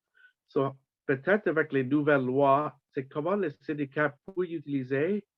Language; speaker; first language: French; non-native, learner; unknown